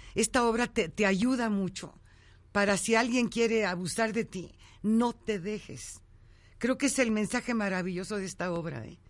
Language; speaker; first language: Spanish; native; Spanish